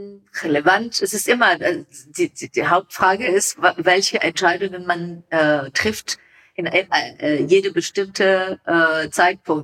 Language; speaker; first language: German; non-native, learner; Persian